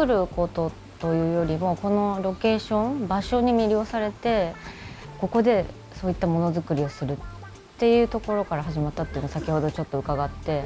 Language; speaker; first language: Japanese; native; Japanese